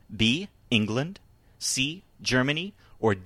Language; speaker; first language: English; native; English